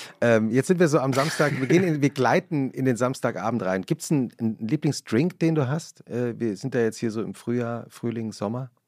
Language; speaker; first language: German; native; German